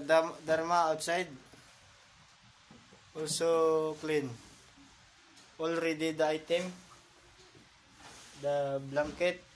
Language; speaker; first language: English; non-native, learner; Filipino